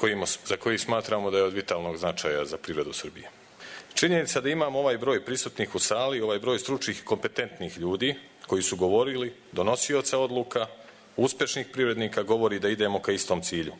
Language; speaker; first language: Serbian; native; Serbian